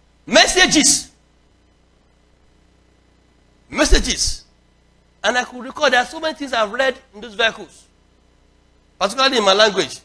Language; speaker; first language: English; non-native, local second language; Yoruba